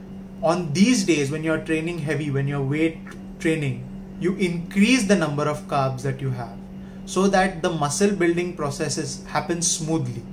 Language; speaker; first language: English; non-native, local second language; Hindi